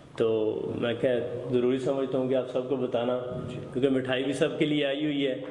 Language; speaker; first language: Urdu; non-native, local second language; Punjabi